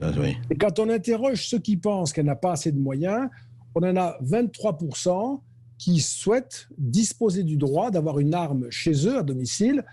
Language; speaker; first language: French; native; French